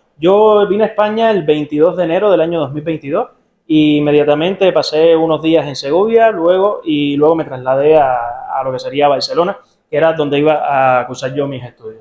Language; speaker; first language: Spanish; native; Spanish